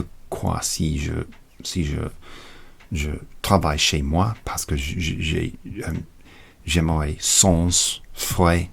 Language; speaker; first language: French; non-native, learner; English